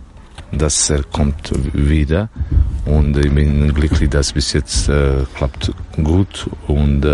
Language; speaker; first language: German; non-native, learner; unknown